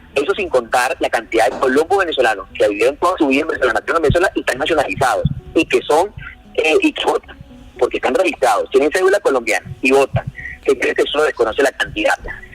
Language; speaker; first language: Spanish; native; Spanish